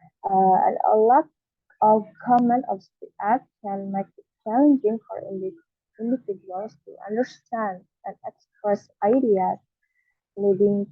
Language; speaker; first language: English; non-native, learner; Indonesian